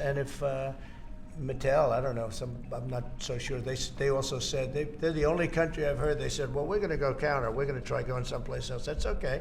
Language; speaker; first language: English; native; English